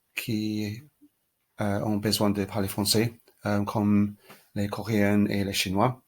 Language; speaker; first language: French; non-native, learner; English